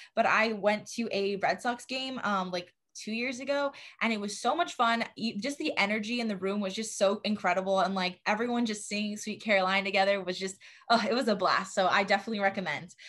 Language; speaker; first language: English; native; English